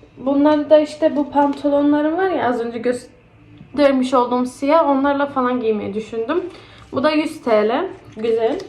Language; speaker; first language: Turkish; early bilingual, heritage; Turkish